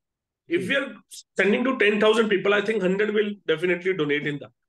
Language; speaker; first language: English; non-native, local second language; Hindi